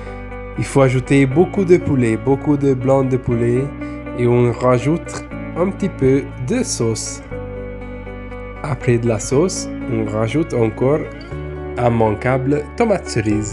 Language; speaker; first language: French; non-native, fluent; Hungarian